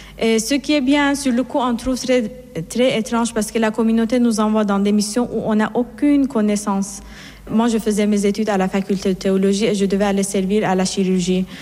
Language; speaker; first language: French; non-native, fluent; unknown